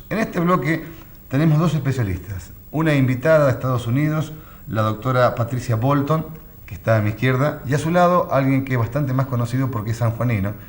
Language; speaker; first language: Spanish; native; Spanish